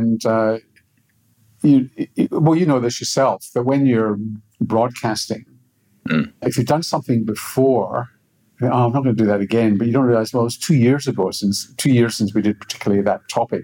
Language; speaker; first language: English; native; English